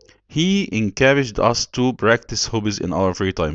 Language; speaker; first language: English; non-native, fluent; Arabic